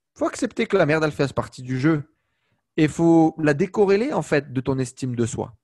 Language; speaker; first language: French; native; French